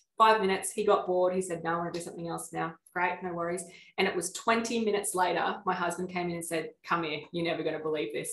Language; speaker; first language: English; native; English